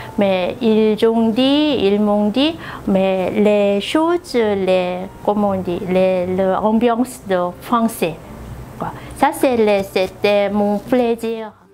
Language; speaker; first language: French; non-native, learner; Korean